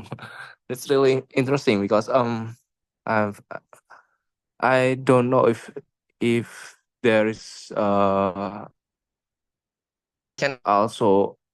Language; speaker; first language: English; non-native, local second language; Indonesian